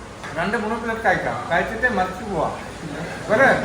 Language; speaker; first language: Malayalam; non-native, learner; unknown